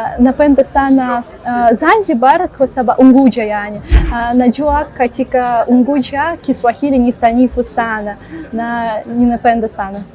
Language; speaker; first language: Swahili; non-native, fluent; Russian